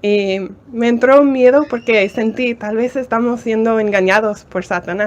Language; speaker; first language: Spanish; non-native, fluent; English